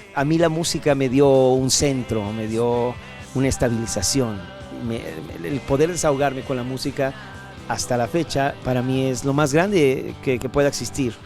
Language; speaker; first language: Spanish; native; Spanish